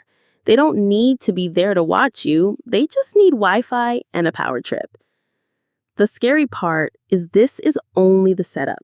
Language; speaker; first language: English; native; English